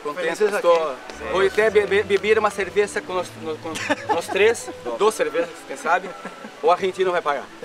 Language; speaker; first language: Spanish; non-native, learner; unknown